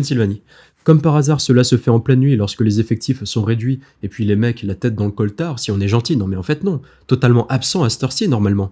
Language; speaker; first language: French; native; French